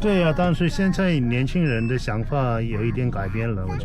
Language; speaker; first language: Chinese; non-native, fluent; Korean